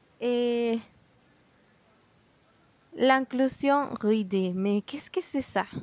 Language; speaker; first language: French; non-native, learner; Spanish